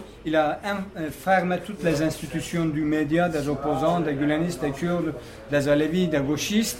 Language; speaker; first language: French; non-native, fluent; Kurdish